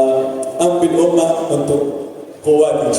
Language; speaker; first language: Indonesian; non-native, learner; Arabic